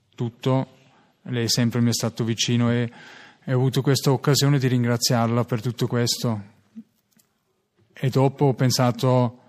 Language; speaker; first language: Italian; non-native, learner; German